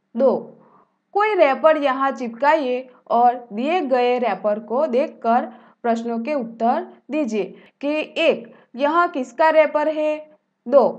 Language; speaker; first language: Hindi; non-native, local second language; Gujarati